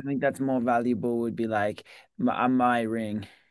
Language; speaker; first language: English; native; English